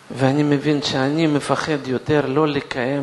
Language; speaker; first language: Hebrew; non-native, fluent; Russian